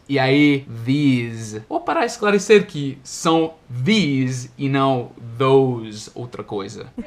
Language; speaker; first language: Portuguese; non-native, fluent; English